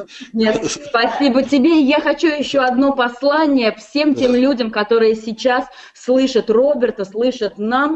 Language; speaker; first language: Russian; native; Russian